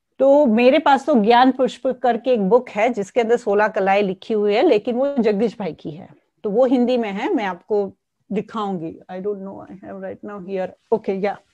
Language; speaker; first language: Hindi; non-native, local second language; Gujarati